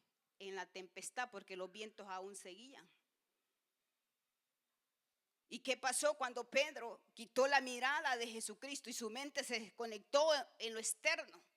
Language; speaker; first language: Spanish; native; Spanish